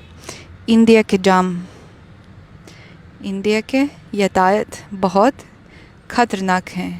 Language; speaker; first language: Hindi; non-native, fluent; Russian